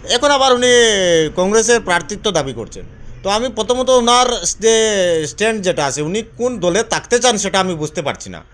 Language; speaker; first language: Bangla; native; Bangla